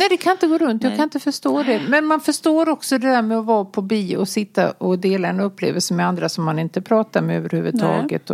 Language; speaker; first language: Swedish; native; Swedish